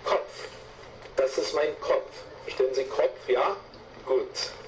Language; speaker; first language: German; non-native, fluent; English